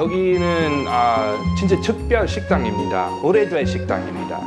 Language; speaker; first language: Korean; non-native, learner; English